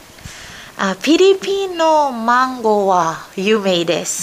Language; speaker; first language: Japanese; non-native, learner; Filipino